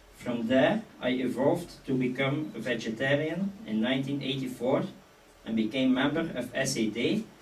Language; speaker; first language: English; non-native, fluent; Dutch